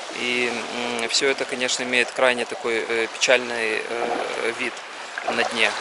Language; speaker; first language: Russian; native; Russian